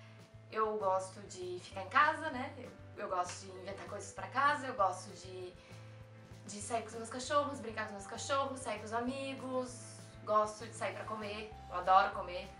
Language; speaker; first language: Portuguese; native; Portuguese